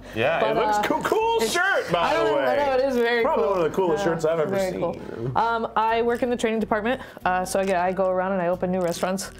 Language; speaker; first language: English; native; English